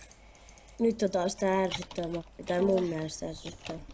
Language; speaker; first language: Finnish; native; Finnish